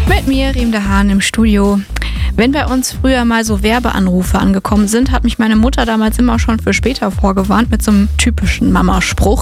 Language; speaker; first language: German; native; German